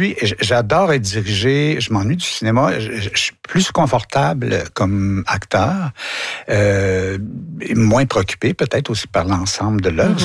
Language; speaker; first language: French; native; French